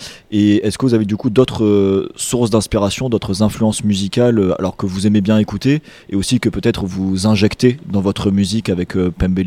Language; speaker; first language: French; native; French